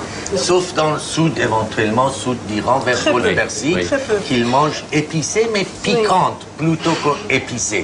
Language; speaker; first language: French; non-native, fluent; Persian